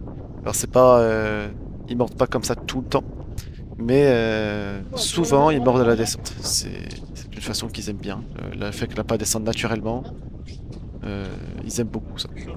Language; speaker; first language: French; native; French